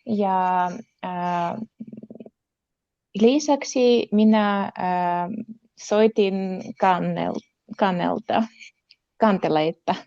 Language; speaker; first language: Finnish; non-native, learner; Russian